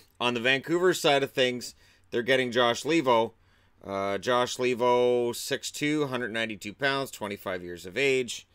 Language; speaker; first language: English; native; English